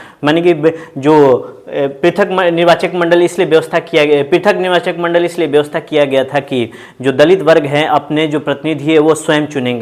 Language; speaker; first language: Hindi; native; Hindi